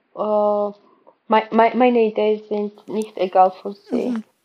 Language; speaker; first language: German; non-native, learner; Georgian